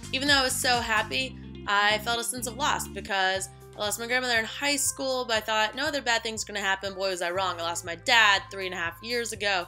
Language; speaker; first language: English; native; English